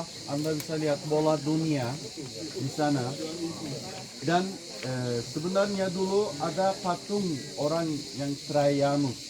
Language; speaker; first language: Indonesian; non-native, learner; Turkish